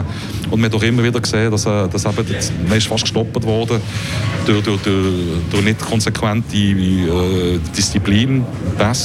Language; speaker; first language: German; native; German